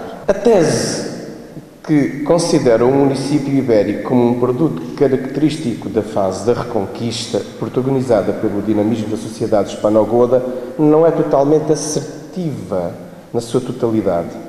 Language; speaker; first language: Portuguese; native; Portuguese